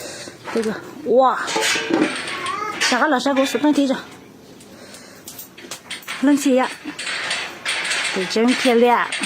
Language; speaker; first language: Chinese; non-native, fluent; Hmong